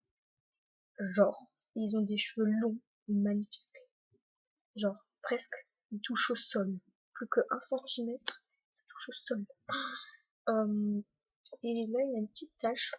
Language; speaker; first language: French; native; French